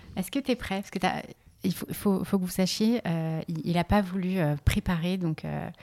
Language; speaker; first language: French; native; French